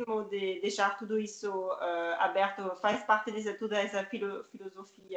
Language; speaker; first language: Portuguese; non-native, learner; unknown